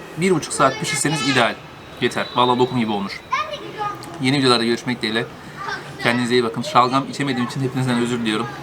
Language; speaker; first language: Turkish; native; Turkish